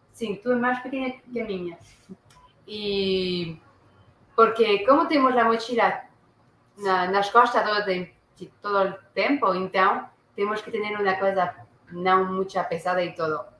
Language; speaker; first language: Portuguese; non-native, learner; French